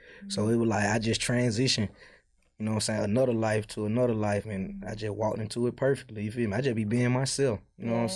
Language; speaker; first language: English; native; English